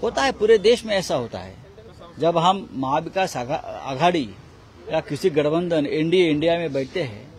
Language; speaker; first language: Hindi; non-native, local second language; Marathi